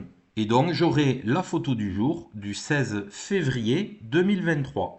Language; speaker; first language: French; native; French